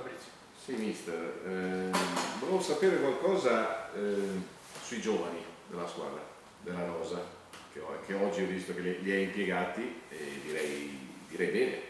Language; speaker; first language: Italian; native; Italian